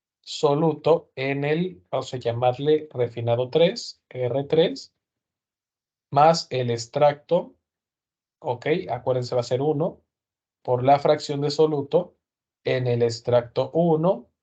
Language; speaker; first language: Spanish; native; Spanish